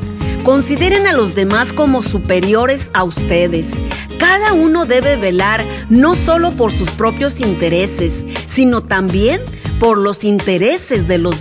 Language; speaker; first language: Spanish; native; Spanish